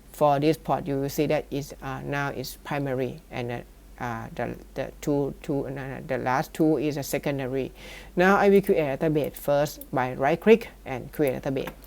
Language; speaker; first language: English; non-native, learner; Thai